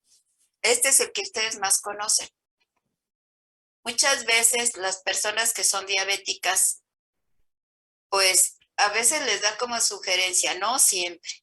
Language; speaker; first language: Spanish; native; Spanish